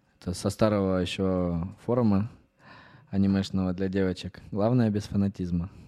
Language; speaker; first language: Russian; native; Russian